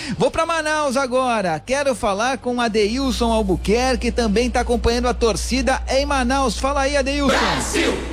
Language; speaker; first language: Portuguese; native; Portuguese